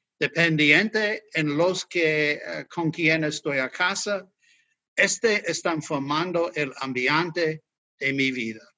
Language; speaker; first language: Spanish; non-native, learner; English